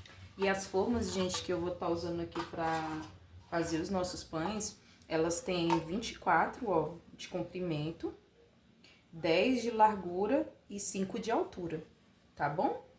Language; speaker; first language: Portuguese; native; Portuguese